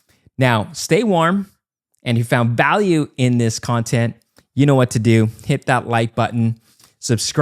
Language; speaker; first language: English; native; English